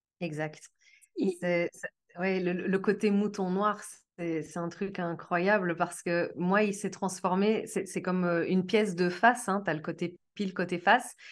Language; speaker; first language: French; early bilingual, other home language; Portuguese